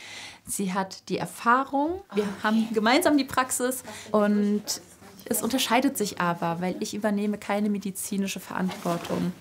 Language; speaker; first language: German; native; German